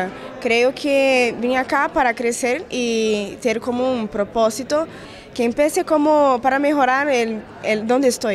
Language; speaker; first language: Spanish; non-native, learner; Portuguese